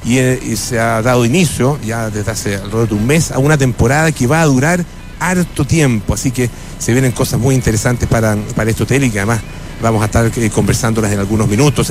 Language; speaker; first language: Spanish; native; Spanish